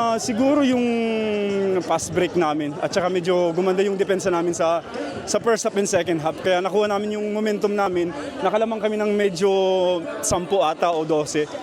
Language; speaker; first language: Filipino; non-native, local second language; Waray